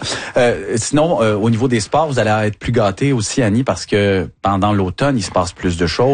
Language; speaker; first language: French; native; French